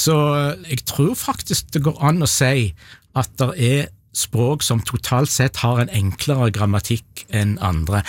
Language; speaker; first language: Norwegian; native; Norwegian